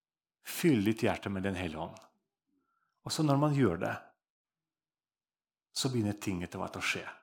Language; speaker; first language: Norwegian; non-native, fluent; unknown